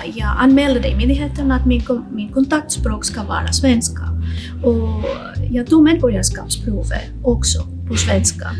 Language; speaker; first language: Swedish; non-native, fluent; Greek